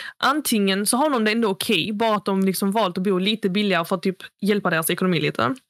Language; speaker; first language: Swedish; early bilingual, other home language; Arabic